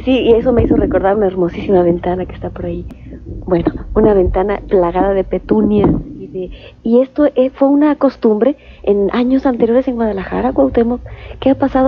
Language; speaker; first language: Spanish; native; Spanish